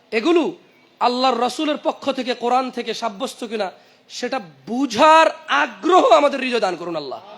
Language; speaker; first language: Bangla; early bilingual, heritage; Bangla